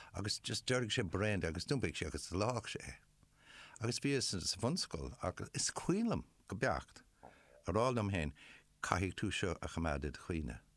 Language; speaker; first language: Irish; non-native, local second language; English